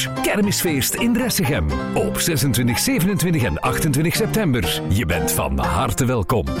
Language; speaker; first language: Dutch; native; Dutch